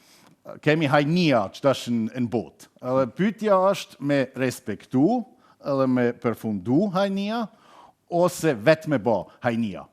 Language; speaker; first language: Albanian; non-native, fluent; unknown